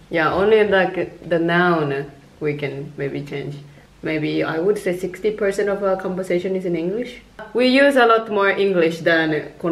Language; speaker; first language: English; non-native, local second language; Japanese